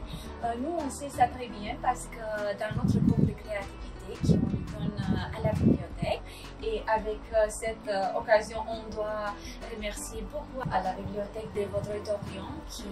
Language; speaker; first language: French; non-native, fluent; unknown